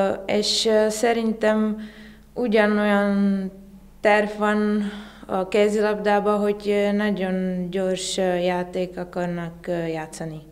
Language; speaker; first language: Hungarian; non-native, learner; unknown